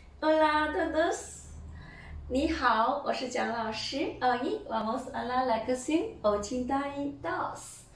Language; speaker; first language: Spanish; non-native, learner; Chinese